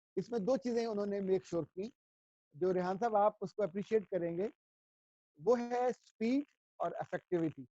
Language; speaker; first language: Urdu; non-native, local second language; Punjabi